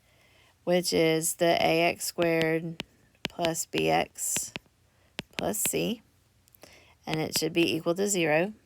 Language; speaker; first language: English; native; English